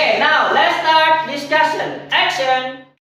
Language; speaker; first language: English; non-native, fluent; Indonesian